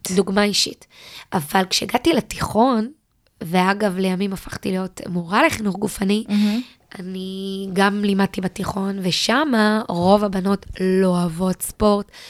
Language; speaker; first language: Hebrew; native; Hebrew